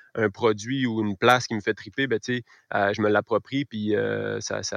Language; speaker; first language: French; native; French